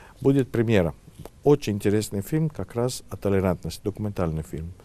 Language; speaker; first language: Russian; non-native, fluent; Greek